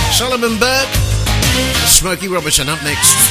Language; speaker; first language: English; native; English